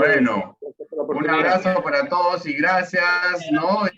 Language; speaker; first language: Spanish; native; Spanish